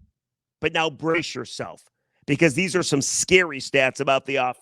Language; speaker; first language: English; native; English